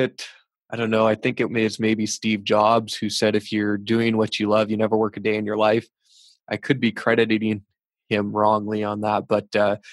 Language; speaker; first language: English; native; English